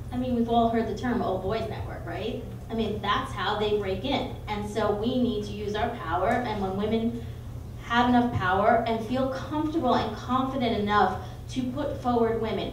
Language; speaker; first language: English; native; English